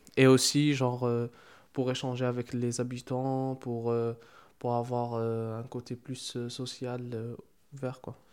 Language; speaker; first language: French; non-native, local second language; Arabic